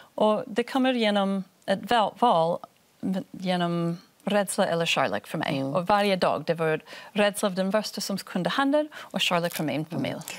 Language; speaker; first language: Swedish; non-native, fluent; Spanish